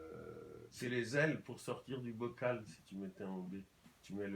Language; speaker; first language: French; native; French